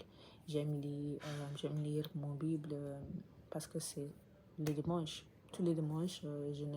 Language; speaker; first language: French; non-native, learner; English